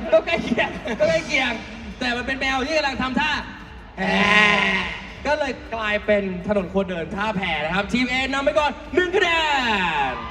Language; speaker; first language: Thai; native; Thai